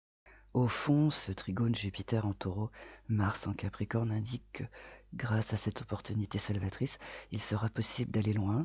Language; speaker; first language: French; native; French